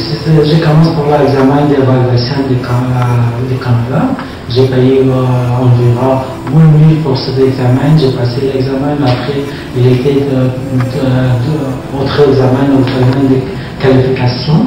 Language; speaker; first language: French; non-native, learner; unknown